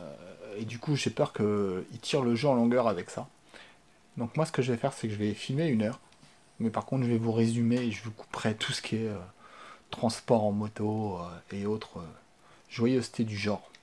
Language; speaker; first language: French; native; French